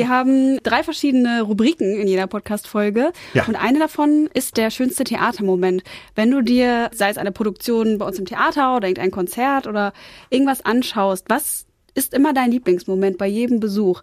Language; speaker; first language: German; native; German